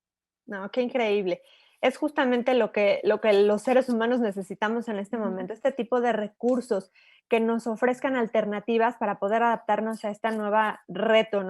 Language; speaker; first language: Spanish; native; Spanish